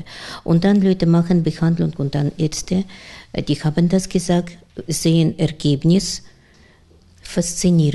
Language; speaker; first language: German; non-native, learner; Russian